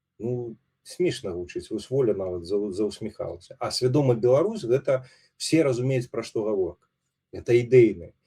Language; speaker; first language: Belarusian; non-native, local second language; Russian